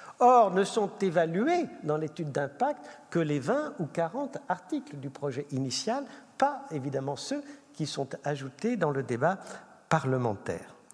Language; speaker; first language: French; native; French